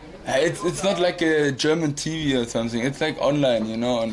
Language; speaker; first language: English; non-native, learner; German